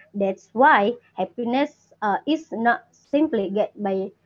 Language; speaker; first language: English; non-native, learner; Indonesian